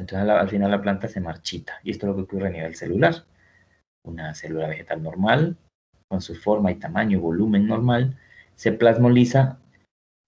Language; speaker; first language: Spanish; native; Spanish